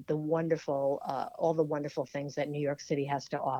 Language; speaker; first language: English; native; English